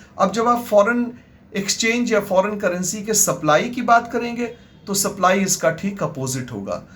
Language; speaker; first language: Hindi; native; Hindi